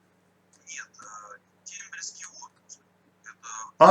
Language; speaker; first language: Russian; native; Russian